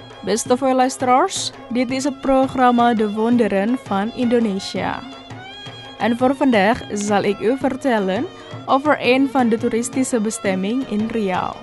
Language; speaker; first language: Dutch; non-native, fluent; Indonesian